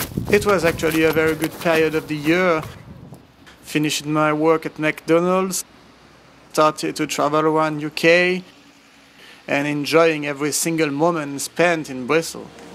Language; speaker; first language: English; non-native, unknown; French